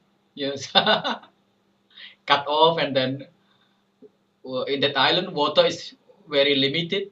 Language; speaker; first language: English; non-native, fluent; Indonesian